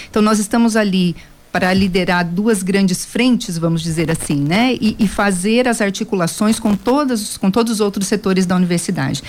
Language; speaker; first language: Portuguese; native; Portuguese